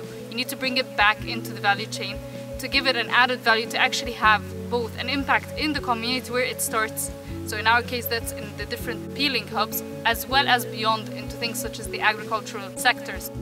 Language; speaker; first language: English; non-native, fluent; Arabic